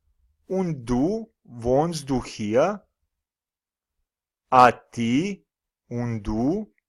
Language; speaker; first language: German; non-native, fluent; Serbian